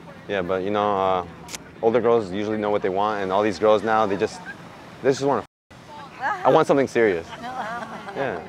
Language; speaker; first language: English; early bilingual, other home language; Spanish